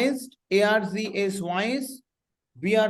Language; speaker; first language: German; non-native, fluent; Hindi